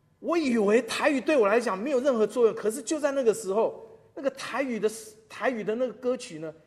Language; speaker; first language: Chinese; non-native, local second language; Min Nan Chinese